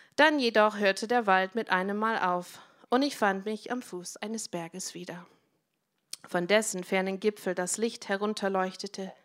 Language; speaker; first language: German; non-native, fluent; English